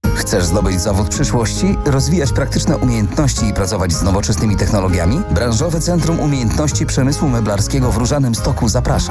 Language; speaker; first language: Polish; native; Polish